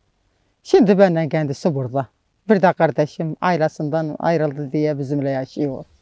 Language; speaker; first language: Turkish; non-native, local second language; Arabic